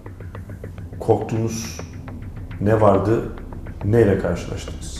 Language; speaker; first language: Turkish; native; Turkish